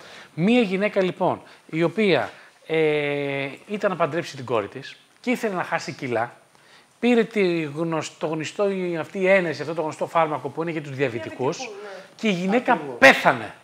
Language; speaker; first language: Greek; native; Greek